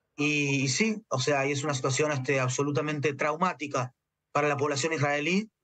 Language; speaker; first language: Spanish; native; Spanish